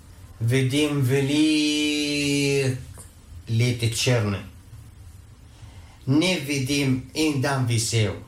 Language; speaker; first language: Slovenian; non-native, learner; Arabic